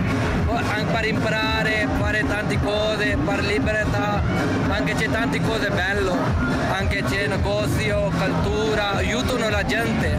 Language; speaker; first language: Italian; non-native, learner; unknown